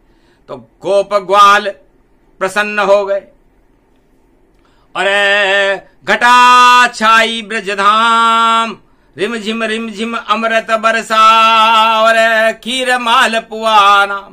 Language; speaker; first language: Hindi; native; Hindi